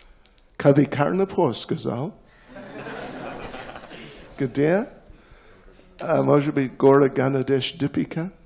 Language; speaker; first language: Russian; non-native, learner; English